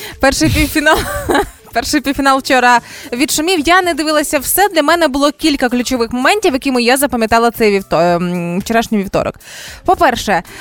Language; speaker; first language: Ukrainian; native; Ukrainian